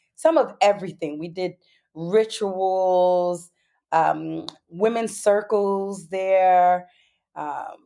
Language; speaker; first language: English; native; English